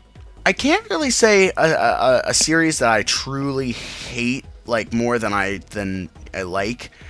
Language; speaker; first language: English; native; English